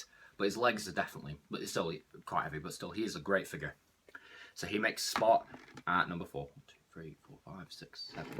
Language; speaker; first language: English; native; English